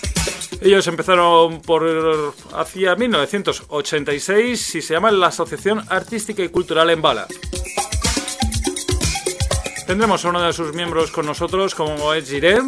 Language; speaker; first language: Spanish; native; Spanish